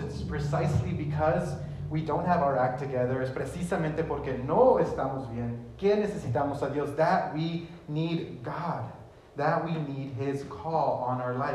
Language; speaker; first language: English; early bilingual, other home language; Spanish